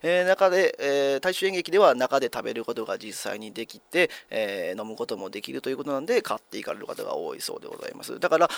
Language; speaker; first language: Japanese; native; Japanese